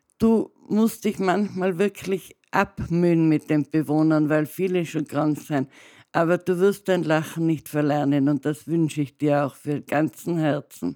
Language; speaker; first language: German; native; German